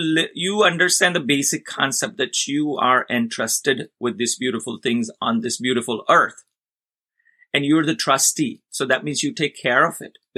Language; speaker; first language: English; non-native, local second language; Gujarati